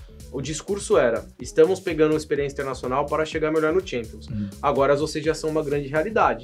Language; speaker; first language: Portuguese; native; Portuguese